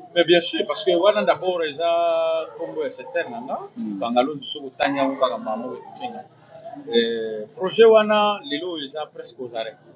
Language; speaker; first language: Lingala; non-native, local second language; Kongo